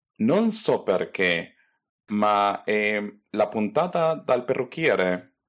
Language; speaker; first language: Italian; non-native, learner; Spanish